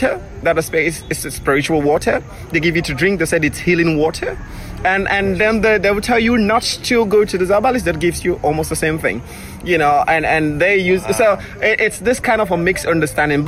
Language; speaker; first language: English; non-native, local second language; Krio